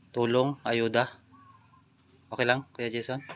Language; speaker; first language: Filipino; native; Filipino